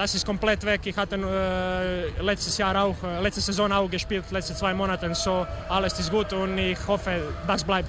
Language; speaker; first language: German; non-native, fluent; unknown